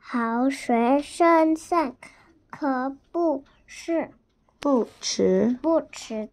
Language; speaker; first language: Chinese; non-native, learner; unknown